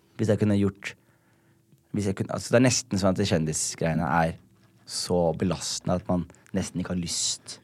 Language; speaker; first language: Norwegian; early bilingual, other home language; Somali